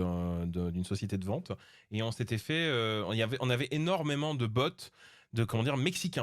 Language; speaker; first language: French; native; French